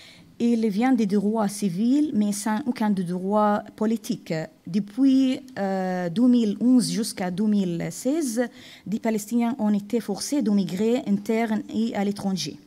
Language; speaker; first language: French; non-native, fluent; Arabic